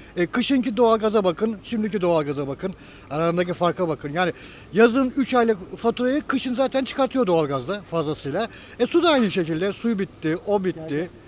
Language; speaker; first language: Turkish; native; Turkish